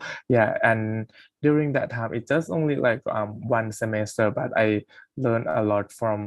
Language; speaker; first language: English; non-native, fluent; Thai